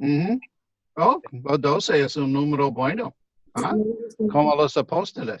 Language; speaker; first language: Spanish; non-native, fluent; English